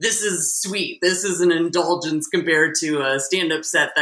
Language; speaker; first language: English; native; English